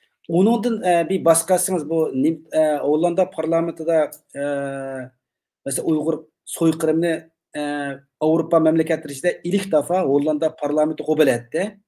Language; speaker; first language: Turkish; non-native, learner; Uyghur